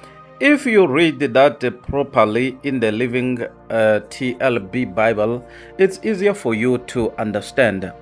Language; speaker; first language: English; non-native, local second language; Tsonga